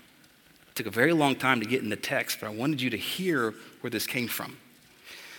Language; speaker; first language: English; native; English